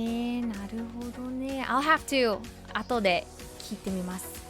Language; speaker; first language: Japanese; non-native, learner; English